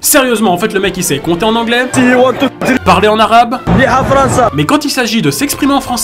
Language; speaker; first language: French; native; French